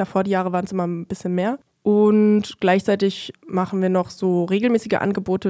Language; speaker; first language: German; native; German